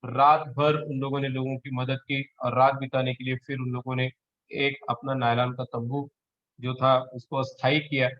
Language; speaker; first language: Hindi; non-native, local second language; Marathi